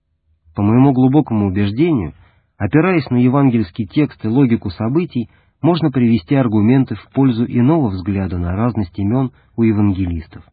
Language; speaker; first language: Russian; native; Russian